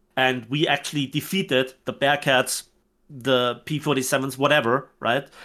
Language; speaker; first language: English; non-native, fluent; German